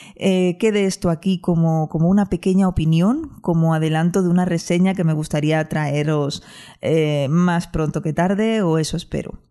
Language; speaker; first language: Spanish; non-native, local second language; Catalan